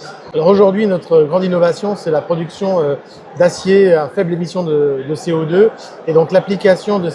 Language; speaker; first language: French; native; French